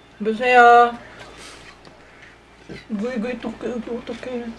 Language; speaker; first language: Korean; non-native, learner; Filipino